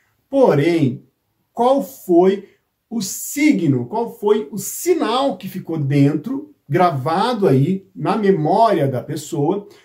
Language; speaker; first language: Portuguese; native; Portuguese